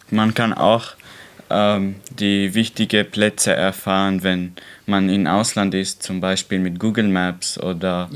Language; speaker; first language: German; non-native, learner; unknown